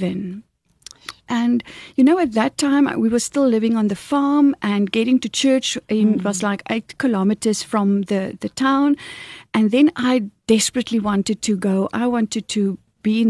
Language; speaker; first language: English; non-native, fluent; Afrikaans